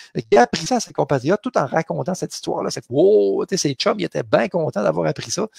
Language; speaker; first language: French; native; French